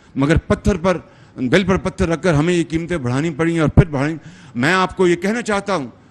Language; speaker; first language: Urdu; non-native, local second language; Punjabi